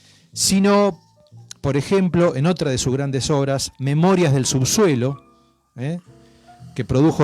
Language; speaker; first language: Spanish; native; Spanish